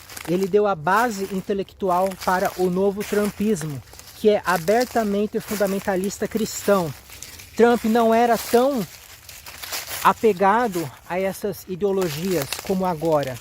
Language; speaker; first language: Portuguese; native; Portuguese